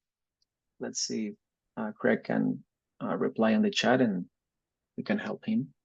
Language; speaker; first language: English; non-native, fluent; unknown